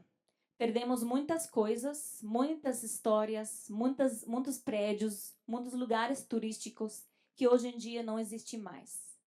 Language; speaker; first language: Portuguese; non-native, fluent; Arabic